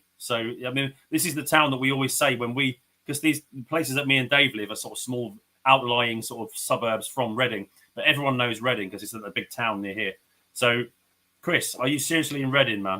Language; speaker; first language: English; native; English